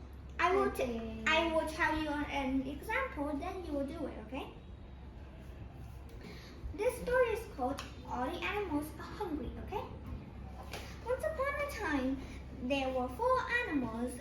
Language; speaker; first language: English; non-native, fluent; Vietnamese